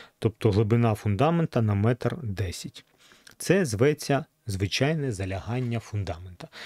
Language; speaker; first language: Ukrainian; non-native, local second language; Russian